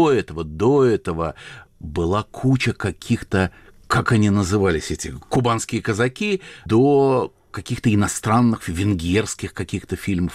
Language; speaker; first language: Russian; native; Russian